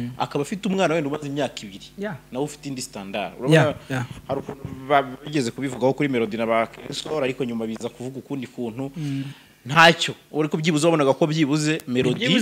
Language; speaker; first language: Kinyarwanda; native; Kinyarwanda